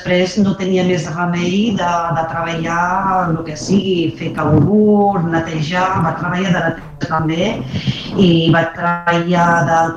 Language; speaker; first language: Catalan; non-native, fluent; Arabic